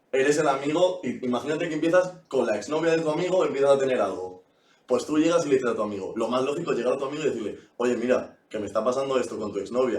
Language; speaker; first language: Spanish; native; Spanish